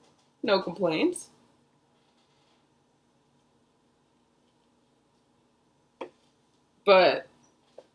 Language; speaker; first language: English; native; English